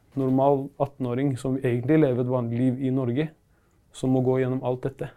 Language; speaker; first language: Norwegian; early bilingual, other home language; Arabic